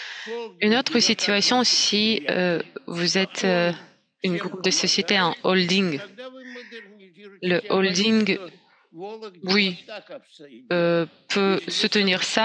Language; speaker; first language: French; non-native, fluent; Russian